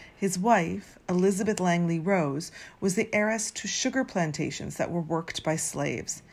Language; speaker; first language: English; native; English